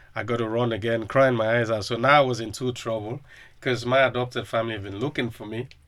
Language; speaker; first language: English; non-native, local second language; Krio